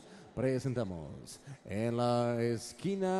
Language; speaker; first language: Spanish; native; Spanish